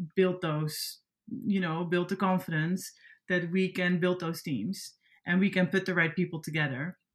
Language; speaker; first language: English; non-native, fluent; Dutch